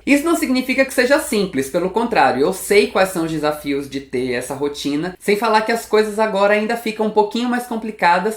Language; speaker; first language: Portuguese; native; Portuguese